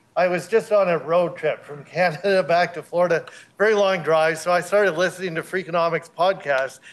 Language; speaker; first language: English; native; English